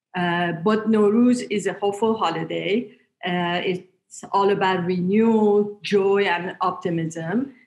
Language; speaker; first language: English; non-native, fluent; Persian